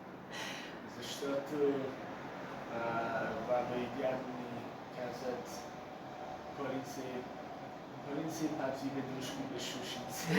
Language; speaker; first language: Bulgarian; non-native, learner; English